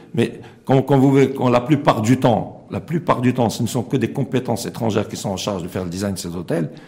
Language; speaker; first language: French; non-native, local second language; Arabic